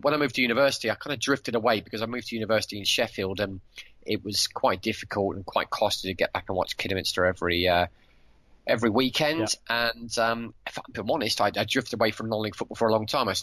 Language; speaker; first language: English; native; English